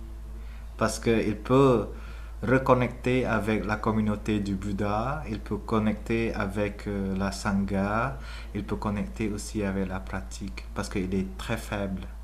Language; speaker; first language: French; non-native, fluent; Vietnamese